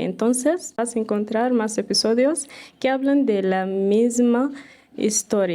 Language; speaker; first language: Spanish; non-native, fluent; Arabic